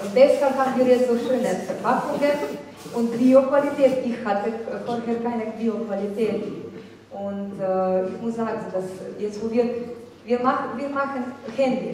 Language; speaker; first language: German; non-native, fluent; Slovenian